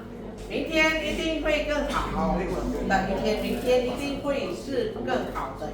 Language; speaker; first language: Chinese; non-native, fluent; Indonesian